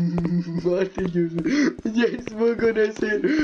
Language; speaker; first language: Latvian; native; Latvian